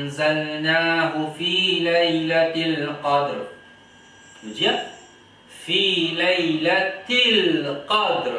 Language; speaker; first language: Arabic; non-native, learner; Haitian Creole